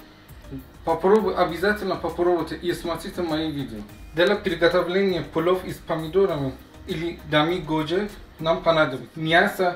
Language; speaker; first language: Russian; non-native, learner; Persian